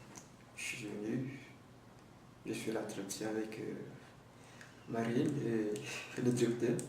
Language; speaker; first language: French; non-native, local second language; Comorian